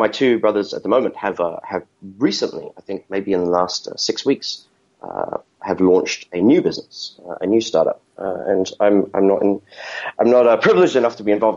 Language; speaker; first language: English; native; English